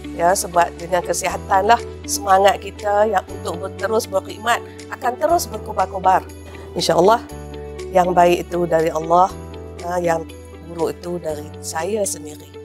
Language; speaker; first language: Malay; native; Malay